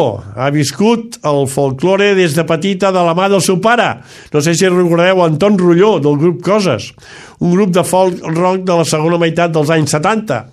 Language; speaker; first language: Catalan; native; Catalan